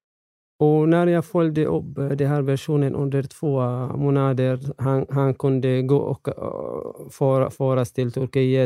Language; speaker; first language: Swedish; non-native, fluent; Arabic